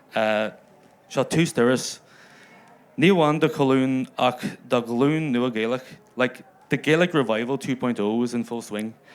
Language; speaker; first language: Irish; non-native, local second language; English